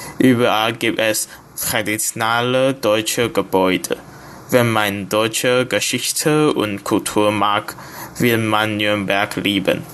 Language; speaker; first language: German; non-native, learner; Chinese